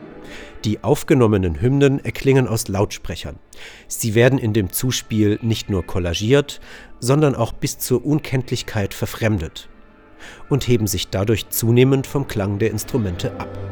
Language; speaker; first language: German; native; German